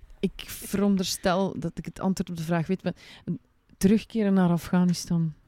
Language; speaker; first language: Dutch; native; Dutch